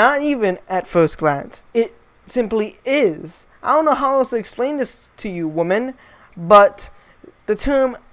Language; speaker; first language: English; native; English